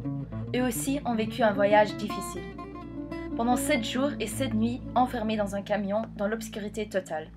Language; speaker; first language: French; native; French